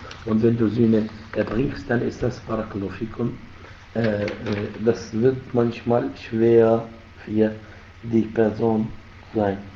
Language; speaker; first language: German; non-native, fluent; Arabic